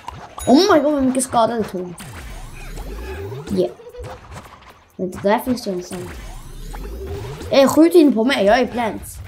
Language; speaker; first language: Swedish; early bilingual, other home language; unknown